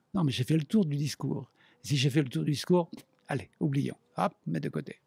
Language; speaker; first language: French; native; French